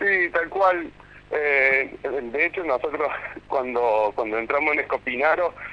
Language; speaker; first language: Spanish; native; Spanish